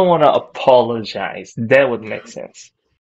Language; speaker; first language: English; non-native, fluent; Korean